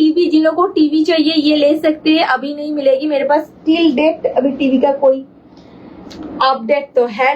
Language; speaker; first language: Hindi; non-native, local second language; Bangla